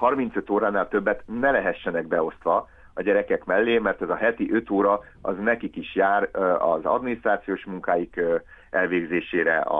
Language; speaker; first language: Hungarian; native; Hungarian